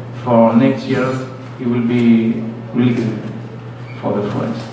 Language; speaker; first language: English; non-native, learner; French